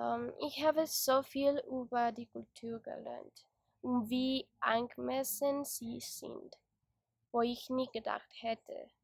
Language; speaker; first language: German; non-native, learner; Spanish